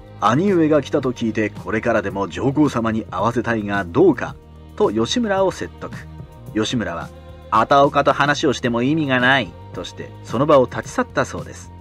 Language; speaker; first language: Japanese; native; Japanese